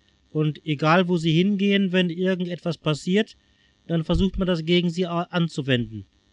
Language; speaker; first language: German; native; German